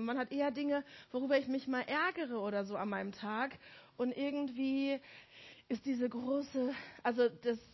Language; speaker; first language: German; native; German